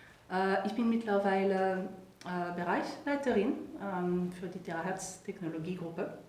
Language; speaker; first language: German; non-native, fluent; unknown